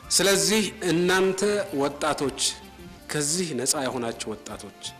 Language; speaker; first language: Amharic; non-native, local second language; Tigrinya